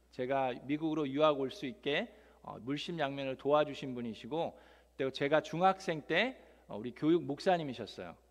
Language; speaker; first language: Korean; native; Korean